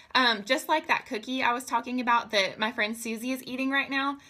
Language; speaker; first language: English; native; English